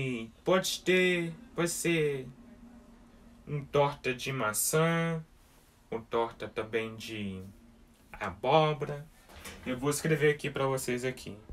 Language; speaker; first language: Portuguese; early bilingual, heritage; Portuguese